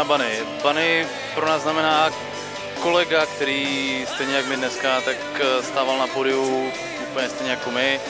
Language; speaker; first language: Czech; native; Czech